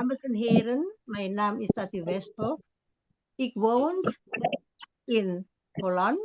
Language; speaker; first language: Dutch; non-native, fluent; Indonesian